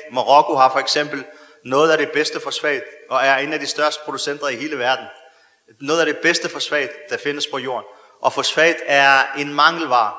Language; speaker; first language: Danish; early bilingual, other home language; Arabic